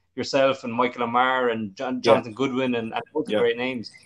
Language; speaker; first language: English; native; English